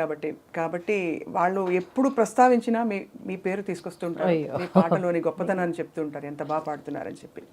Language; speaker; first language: Telugu; native; Telugu